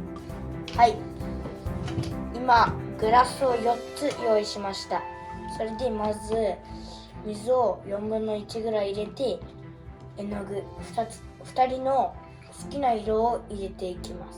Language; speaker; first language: Japanese; early bilingual, other home language; Uyghur